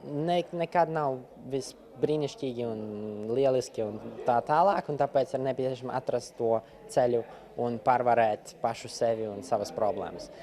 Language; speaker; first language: Latvian; non-native, local second language; Russian